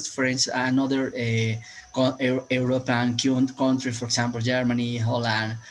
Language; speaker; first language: English; non-native, learner; Spanish